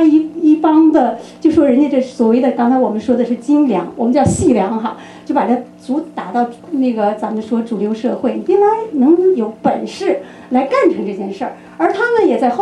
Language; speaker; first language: Chinese; native; Chinese